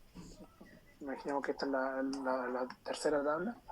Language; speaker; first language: Spanish; native; Spanish